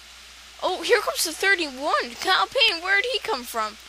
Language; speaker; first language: English; native; English